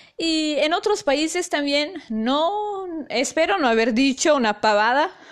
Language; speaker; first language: Spanish; non-native, fluent; Italian